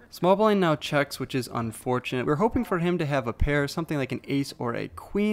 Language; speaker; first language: English; native; English